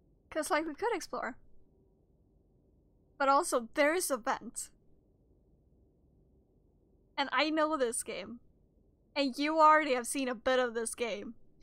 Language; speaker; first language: English; non-native, fluent; Swedish